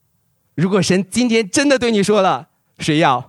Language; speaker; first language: Chinese; native; Chinese